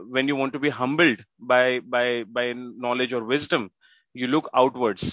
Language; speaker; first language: English; non-native, local second language; Marathi